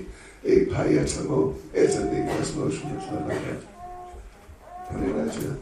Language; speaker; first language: Russian; non-native, learner; English